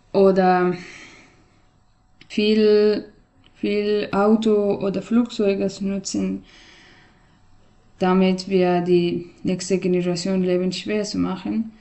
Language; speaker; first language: German; non-native, learner; Persian